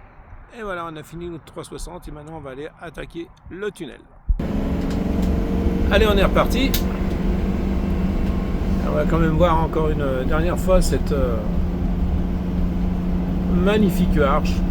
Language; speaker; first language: French; native; French